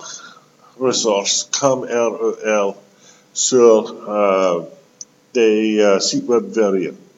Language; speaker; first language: French; non-native, local second language; English